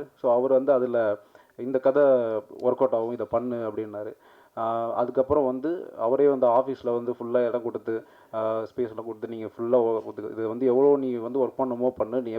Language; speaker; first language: Tamil; native; Tamil